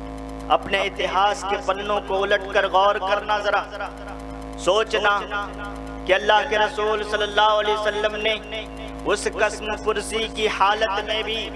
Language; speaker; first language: Urdu; native; Urdu